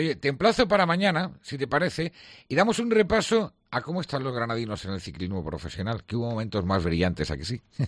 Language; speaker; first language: Spanish; native; Spanish